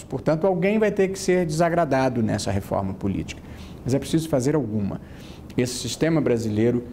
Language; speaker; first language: Portuguese; native; Portuguese